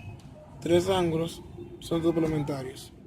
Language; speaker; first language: Spanish; native; Spanish